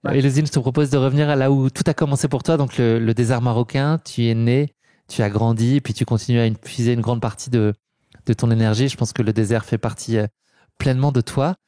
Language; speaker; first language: French; native; French